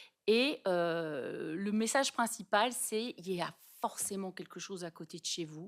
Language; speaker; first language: French; native; French